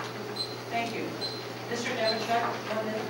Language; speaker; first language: English; native; English